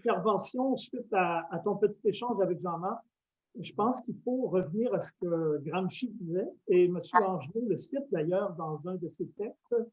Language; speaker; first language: French; native; French